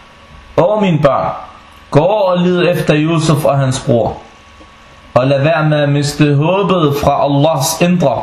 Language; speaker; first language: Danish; non-native, fluent; Arabic